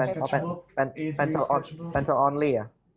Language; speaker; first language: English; non-native, learner; Indonesian